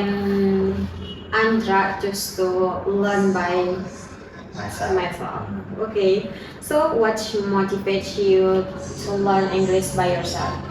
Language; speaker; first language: English; non-native, learner; Indonesian